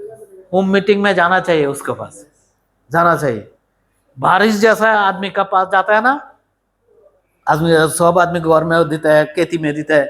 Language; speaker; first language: Hindi; non-native, learner; Bangla